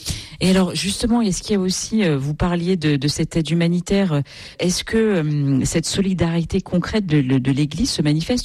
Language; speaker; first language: French; native; French